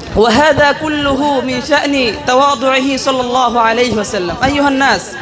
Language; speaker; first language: Arabic; non-native, fluent; Bangla